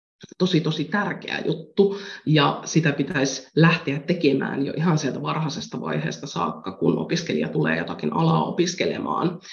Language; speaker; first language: Finnish; native; Finnish